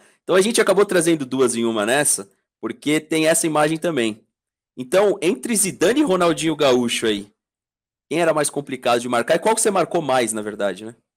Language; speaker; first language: Portuguese; native; Portuguese